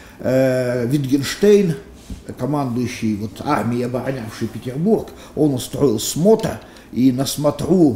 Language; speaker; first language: Russian; native; Russian